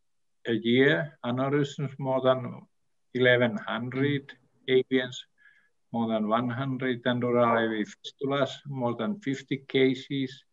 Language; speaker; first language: English; non-native, fluent; Finnish